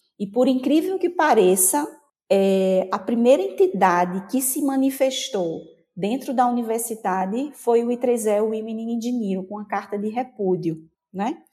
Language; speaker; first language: Portuguese; native; Portuguese